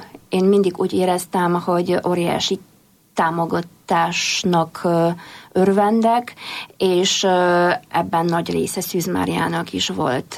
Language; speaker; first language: Hungarian; non-native, fluent; Polish